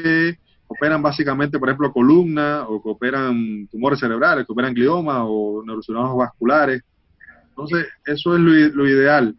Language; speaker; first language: Spanish; native; Spanish